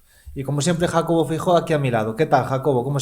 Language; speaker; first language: Spanish; native; Spanish